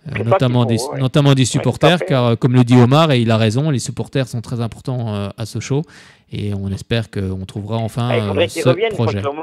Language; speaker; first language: French; native; French